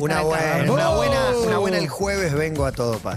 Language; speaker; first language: Spanish; native; Spanish